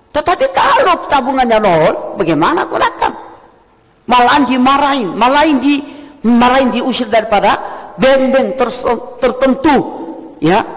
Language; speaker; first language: Indonesian; non-native, fluent; Korean